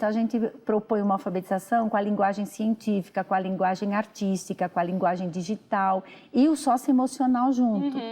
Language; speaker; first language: Portuguese; native; Portuguese